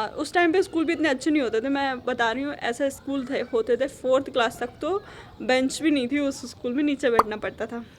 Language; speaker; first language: Hindi; native; Hindi